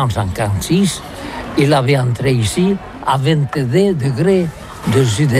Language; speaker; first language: French; non-native, learner; Catalan